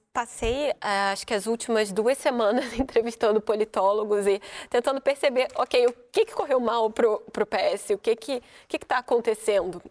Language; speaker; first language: Portuguese; native; Portuguese